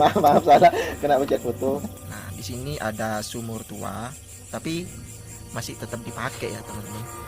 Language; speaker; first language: Indonesian; non-native, local second language; Madurese